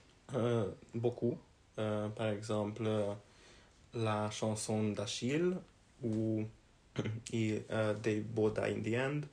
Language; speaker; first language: French; non-native, learner; Hungarian